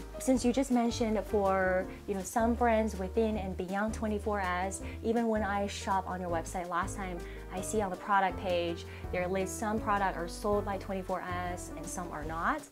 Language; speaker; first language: English; non-native, fluent; Chinese